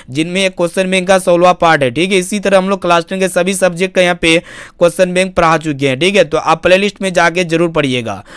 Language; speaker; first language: Hindi; native; Hindi